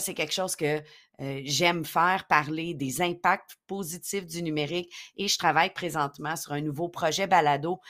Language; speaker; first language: French; native; French